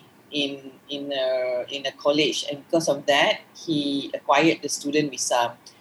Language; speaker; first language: English; non-native, local second language; Malay